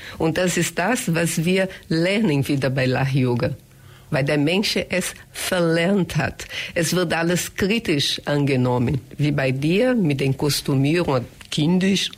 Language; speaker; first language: German; non-native, fluent; Portuguese